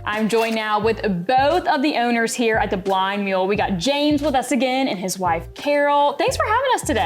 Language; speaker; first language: English; native; English